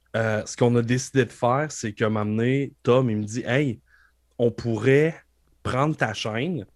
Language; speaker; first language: French; native; French